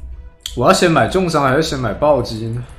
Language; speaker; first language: Chinese; native; Chinese